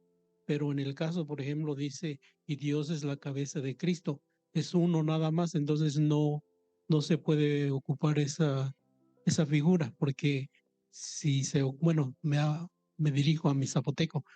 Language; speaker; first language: Spanish; non-native, local second language; Zapotec